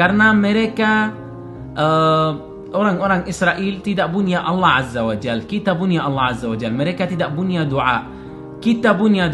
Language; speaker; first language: Indonesian; non-native, learner; Arabic